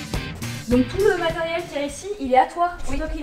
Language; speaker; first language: French; native; French